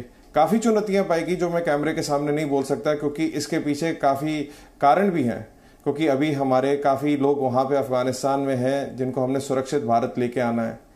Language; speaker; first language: Hindi; native; Hindi